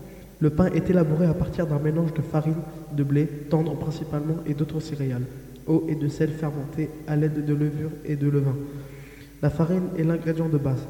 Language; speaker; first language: French; native; French